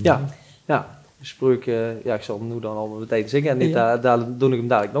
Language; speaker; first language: Dutch; native; Dutch